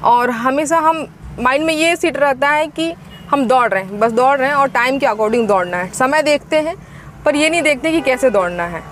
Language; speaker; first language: Hindi; native; Hindi